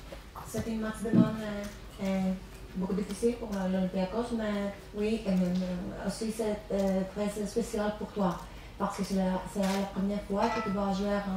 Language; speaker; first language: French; non-native, fluent; Greek